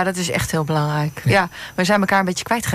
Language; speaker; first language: Dutch; native; Dutch